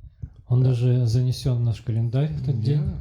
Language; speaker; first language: Russian; native; Russian